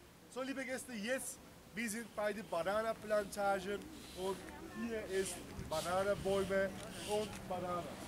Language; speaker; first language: German; non-native, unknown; Turkish